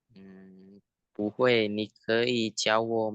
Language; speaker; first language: Chinese; non-native, learner; Indonesian